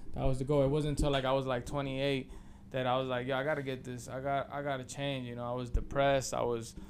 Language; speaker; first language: English; early bilingual, other home language; Spanish